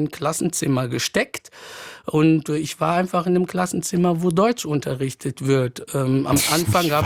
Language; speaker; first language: German; non-native, fluent; Arabic